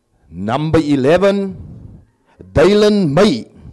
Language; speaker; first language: English; non-native, local second language; Afrikaans